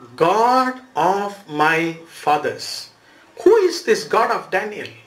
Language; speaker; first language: English; non-native, local second language; Tamil